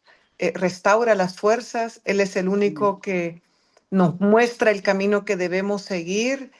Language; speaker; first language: Spanish; native; Spanish